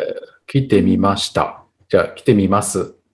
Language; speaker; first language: Japanese; non-native, fluent; Tatar